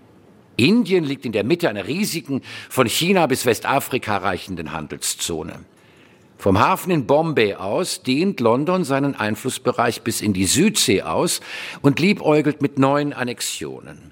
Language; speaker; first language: German; native; German